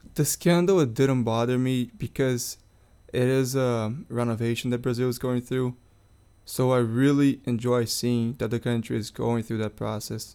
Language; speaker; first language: English; non-native, fluent; Portuguese